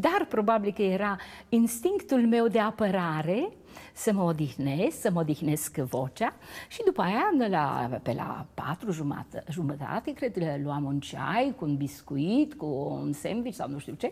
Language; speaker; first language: Romanian; native; Romanian